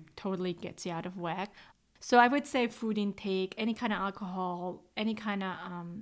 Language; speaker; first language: English; non-native, fluent; Swiss German